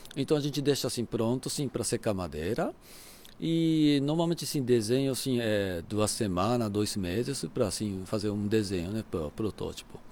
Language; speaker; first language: Portuguese; non-native, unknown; Japanese